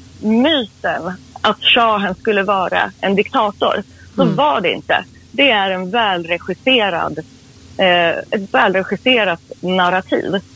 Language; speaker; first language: Swedish; early bilingual, other home language; Persian